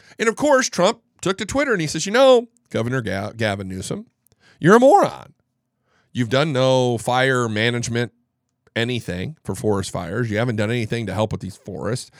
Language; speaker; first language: English; native; English